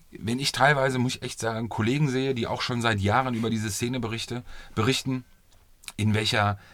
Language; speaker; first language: German; native; German